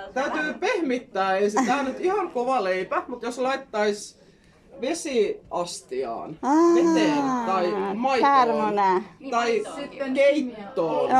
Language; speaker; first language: Finnish; native; Finnish